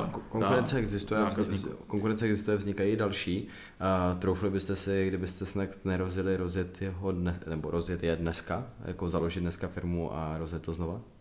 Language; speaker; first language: Czech; native; Czech